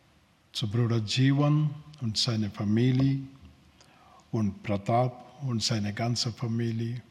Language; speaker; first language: German; non-native, learner; Telugu